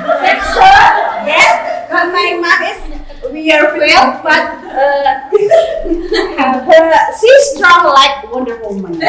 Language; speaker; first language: English; non-native, learner; Indonesian